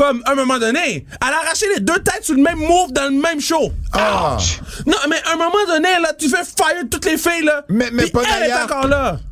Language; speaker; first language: French; native; French